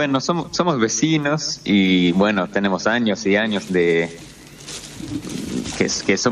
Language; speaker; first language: Spanish; non-native, fluent; English